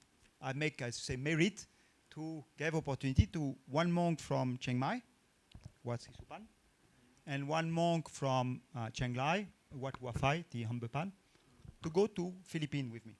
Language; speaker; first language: English; non-native, fluent; French